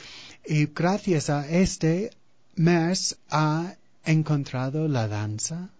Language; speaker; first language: Spanish; non-native, fluent; English